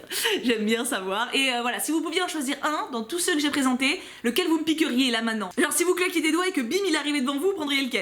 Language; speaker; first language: French; native; French